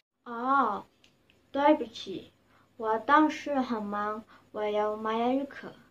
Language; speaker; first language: Chinese; non-native, learner; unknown